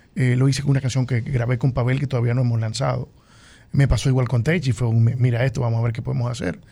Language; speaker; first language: Spanish; native; Spanish